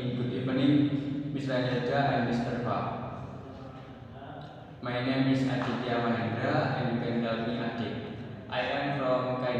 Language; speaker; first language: English; non-native, learner; Indonesian